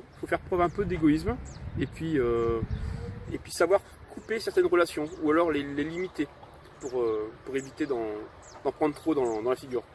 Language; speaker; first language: French; native; French